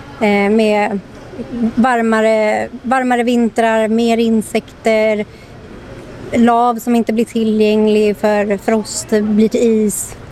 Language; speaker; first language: Swedish; native; Swedish